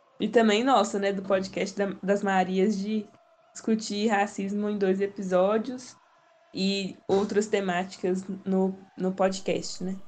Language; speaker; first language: Portuguese; native; Portuguese